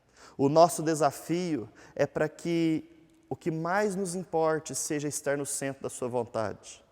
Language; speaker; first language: Portuguese; native; Portuguese